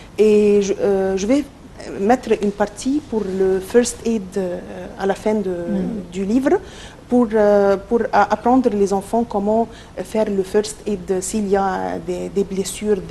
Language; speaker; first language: French; non-native, local second language; Arabic